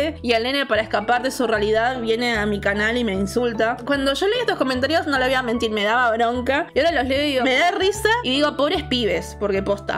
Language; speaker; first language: Spanish; native; Spanish